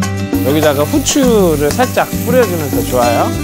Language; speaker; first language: Korean; native; Korean